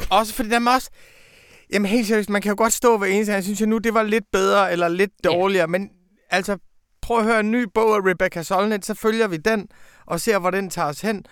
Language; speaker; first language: Danish; native; Danish